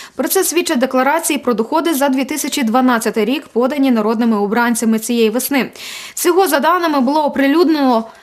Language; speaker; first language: Ukrainian; native; Ukrainian